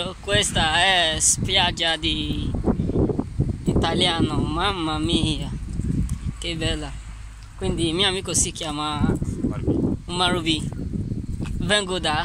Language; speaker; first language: Italian; non-native, learner; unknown